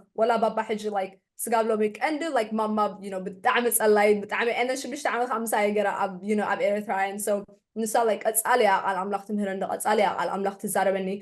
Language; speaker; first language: Tigrinya; early bilingual, heritage; Tigrinya